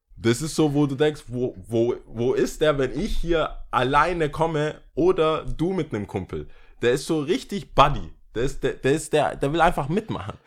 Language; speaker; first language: German; early bilingual, other home language; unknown